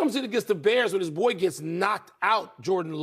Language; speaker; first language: English; native; English